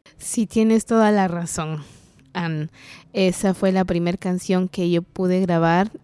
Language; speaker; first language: Spanish; non-native, local second language; Kaqchikel